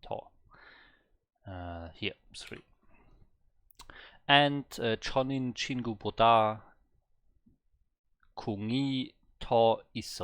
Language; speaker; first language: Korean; non-native, learner; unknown